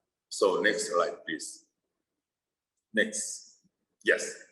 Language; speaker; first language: English; non-native, fluent; Thai